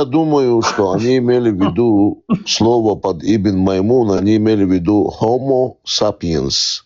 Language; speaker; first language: Russian; native; Russian